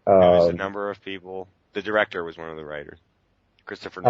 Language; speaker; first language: English; native; English